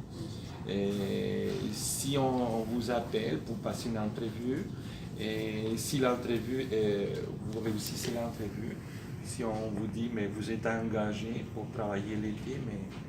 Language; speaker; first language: French; native; French